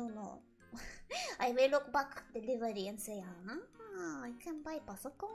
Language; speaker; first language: English; non-native, learner; Japanese